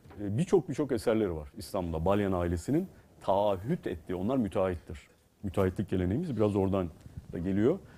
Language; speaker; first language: Turkish; native; Turkish